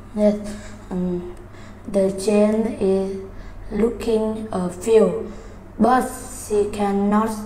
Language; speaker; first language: English; non-native, learner; Vietnamese